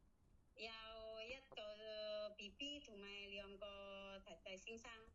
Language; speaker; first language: Cantonese; non-native, learner; Indonesian